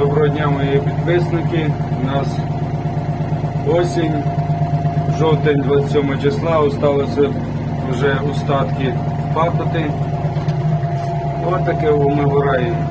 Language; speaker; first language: Ukrainian; native; Ukrainian